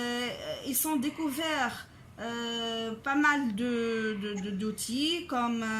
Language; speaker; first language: French; non-native, local second language; Arabic